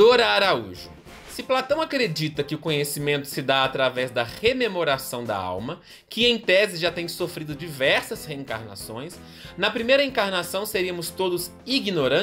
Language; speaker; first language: Portuguese; native; Portuguese